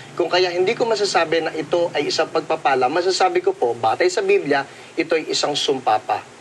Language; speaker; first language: Filipino; native; Filipino